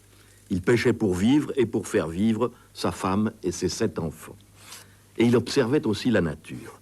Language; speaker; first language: French; native; French